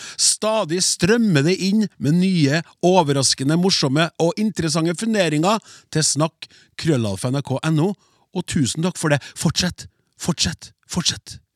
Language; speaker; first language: Norwegian; native; Norwegian